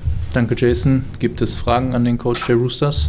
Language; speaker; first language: German; native; German